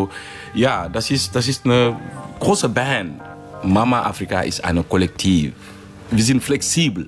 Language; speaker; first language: German; non-native, fluent; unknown